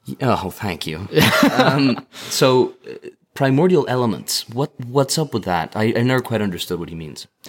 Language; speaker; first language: English; native; English